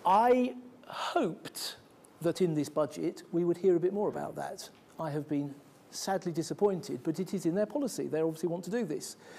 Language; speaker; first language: English; native; English